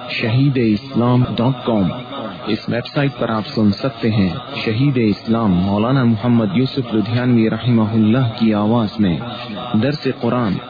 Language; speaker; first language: Urdu; non-native, local second language; Punjabi